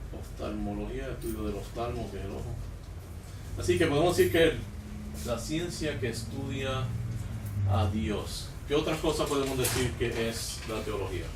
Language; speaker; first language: Spanish; early bilingual, heritage; Spanish